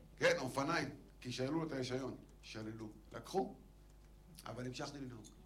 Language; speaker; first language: Hebrew; non-native, local second language; Arabic